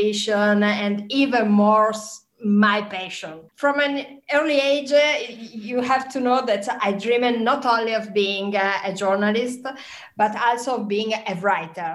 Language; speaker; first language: English; non-native, fluent; Italian